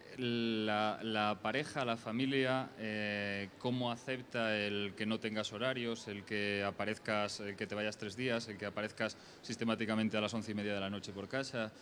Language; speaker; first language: Spanish; native; Spanish